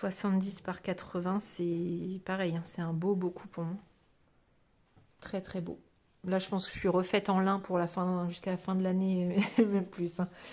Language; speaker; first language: French; native; French